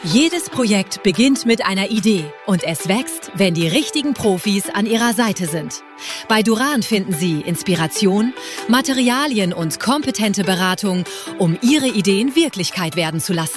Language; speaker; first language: German; native; German